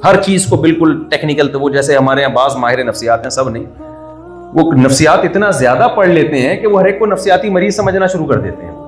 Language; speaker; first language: Urdu; native; Urdu